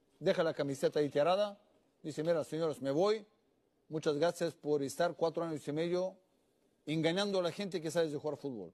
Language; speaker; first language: Spanish; non-native, fluent; Bulgarian